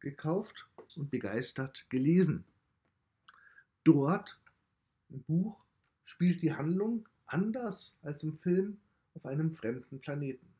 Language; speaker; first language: German; native; German